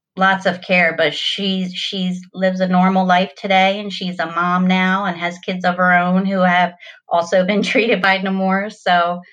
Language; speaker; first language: English; native; English